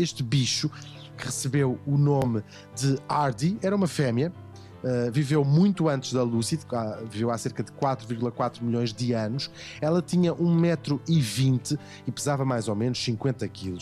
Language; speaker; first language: Portuguese; native; Portuguese